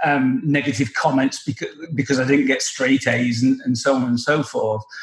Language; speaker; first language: English; native; English